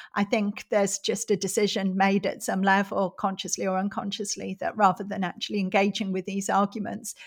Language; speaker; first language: English; native; English